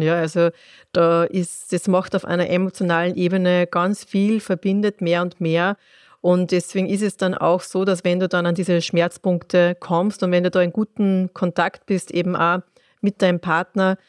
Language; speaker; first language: German; native; German